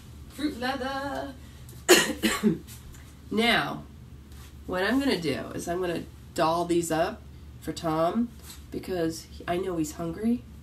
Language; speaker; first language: English; native; English